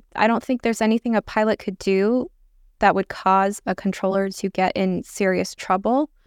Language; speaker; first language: English; native; English